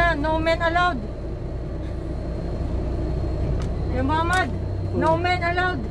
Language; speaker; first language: English; non-native, local second language; Filipino